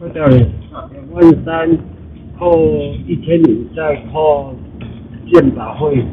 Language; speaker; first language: Chinese; native; Chinese